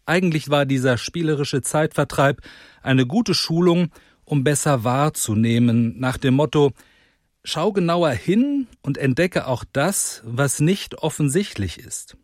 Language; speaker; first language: German; native; German